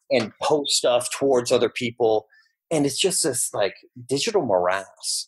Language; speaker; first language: English; native; English